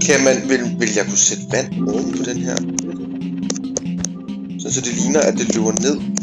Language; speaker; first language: Danish; native; Danish